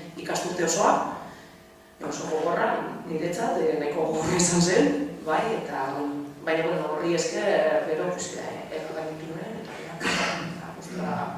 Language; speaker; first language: Basque; non-native, local second language; Spanish